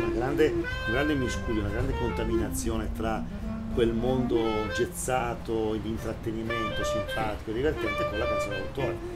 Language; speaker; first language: Italian; native; Italian